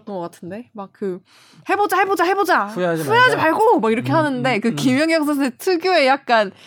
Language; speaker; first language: Korean; native; Korean